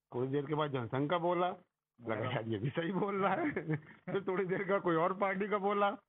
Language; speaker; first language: Hindi; native; Hindi